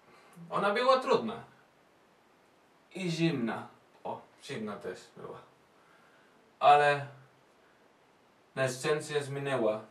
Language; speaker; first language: Polish; non-native, learner; Slovak